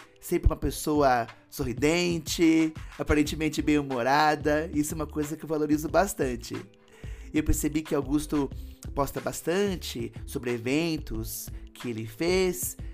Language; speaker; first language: Portuguese; native; Portuguese